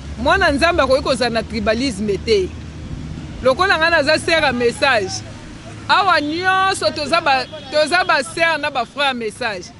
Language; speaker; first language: Lingala; non-native, local second language; Kituba (Democratic Republic of Congo)